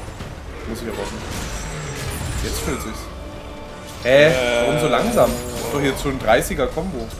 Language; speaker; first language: German; native; German